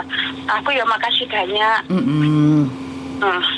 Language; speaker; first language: Indonesian; non-native, local second language; Javanese